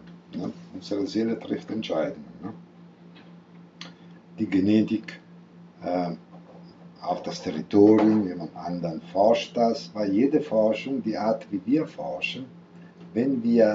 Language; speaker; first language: German; non-native, fluent; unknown